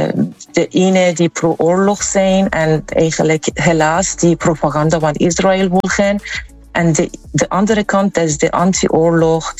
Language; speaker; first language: Dutch; non-native, fluent; Persian